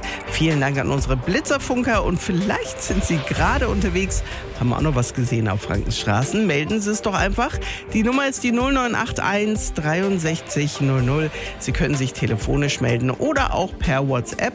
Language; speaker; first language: German; native; German